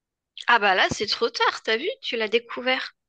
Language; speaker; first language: French; native; French